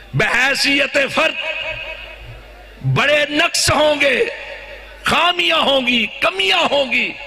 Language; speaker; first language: Urdu; non-native, local second language; Punjabi